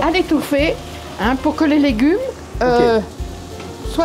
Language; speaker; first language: French; native; French